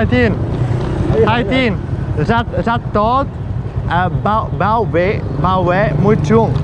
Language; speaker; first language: Vietnamese; non-native, learner; Czech